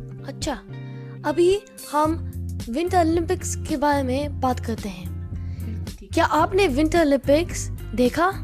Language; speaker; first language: Hindi; non-native, learner; English